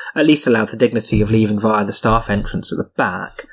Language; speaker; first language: English; native; English